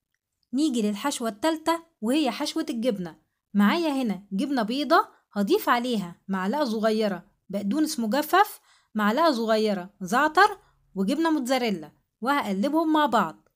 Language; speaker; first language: Arabic; native; Arabic